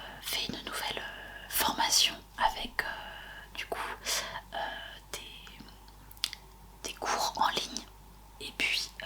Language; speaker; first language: French; native; French